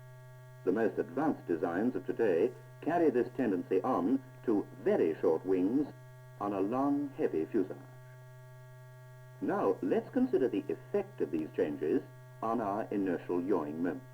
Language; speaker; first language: English; native; English